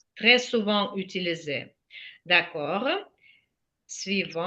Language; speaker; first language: French; non-native, fluent; Ukrainian